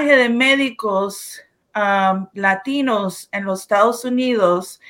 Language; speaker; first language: Spanish; early bilingual, heritage; Spanish